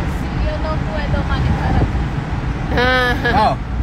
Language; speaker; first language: Spanish; non-native, learner; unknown